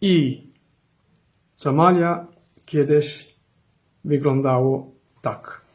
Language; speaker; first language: Polish; non-native, fluent; Somali